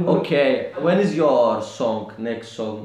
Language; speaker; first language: English; non-native, learner; Greek